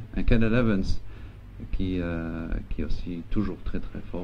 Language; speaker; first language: French; non-native, local second language; Luxembourgish